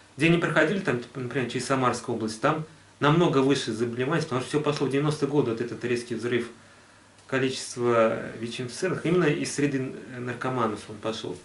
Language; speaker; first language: Russian; native; Russian